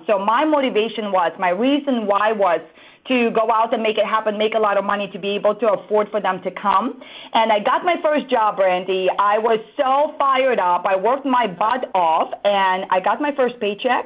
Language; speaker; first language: English; non-native, fluent; Russian